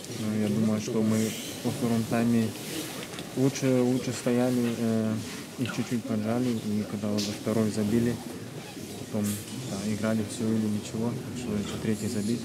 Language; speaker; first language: Russian; early bilingual, heritage; Russian